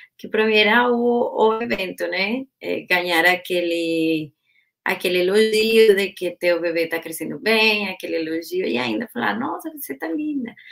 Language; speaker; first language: Portuguese; non-native, fluent; Spanish